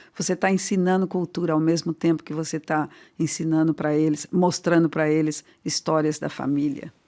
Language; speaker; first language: Portuguese; native; Portuguese